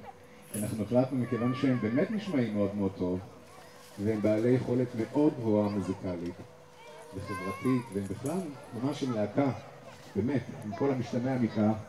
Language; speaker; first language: Hebrew; native; Hebrew